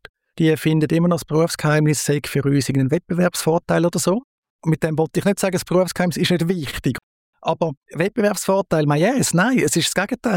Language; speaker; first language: German; native; German